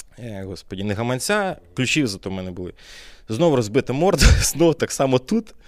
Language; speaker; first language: Ukrainian; native; Ukrainian